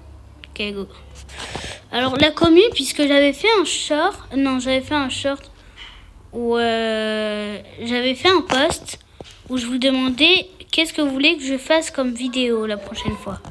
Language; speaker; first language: French; native; French